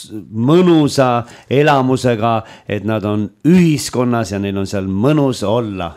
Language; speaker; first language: Estonian; native; Estonian